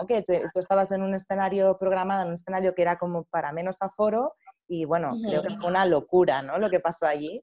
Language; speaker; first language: Spanish; native; Spanish